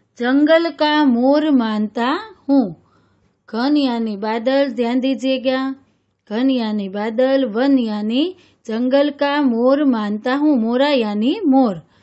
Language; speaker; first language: Hindi; non-native, local second language; Gujarati